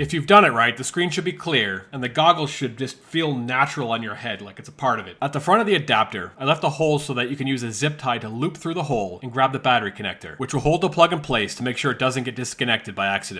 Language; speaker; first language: English; native; English